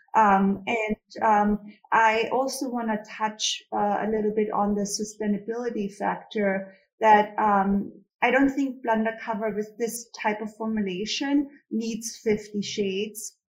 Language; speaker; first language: English; non-native, fluent; German